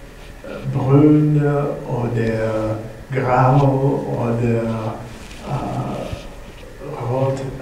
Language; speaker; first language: German; non-native, learner; English